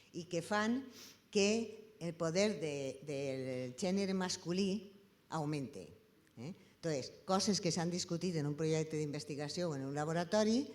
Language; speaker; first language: Catalan; native; Catalan